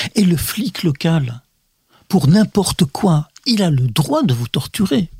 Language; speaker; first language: French; early bilingual, other home language; Russian